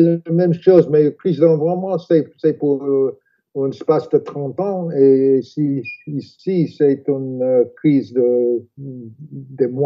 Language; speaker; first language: French; non-native, fluent; English